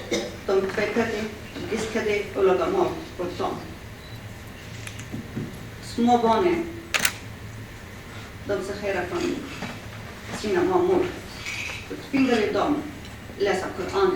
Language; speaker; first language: Swedish; early bilingual, other home language; Assyrian Neo-Aramaic